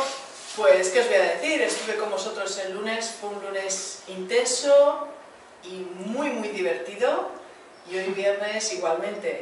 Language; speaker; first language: Spanish; native; Spanish